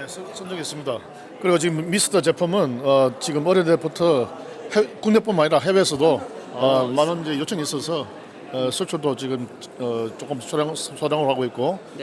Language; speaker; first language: Korean; native; Korean